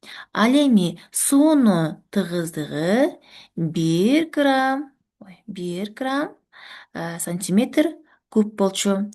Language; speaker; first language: Kyrgyz; native; Kyrgyz